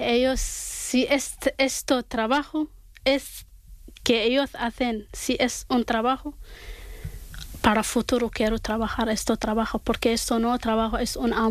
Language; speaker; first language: Spanish; non-native, learner; Arabic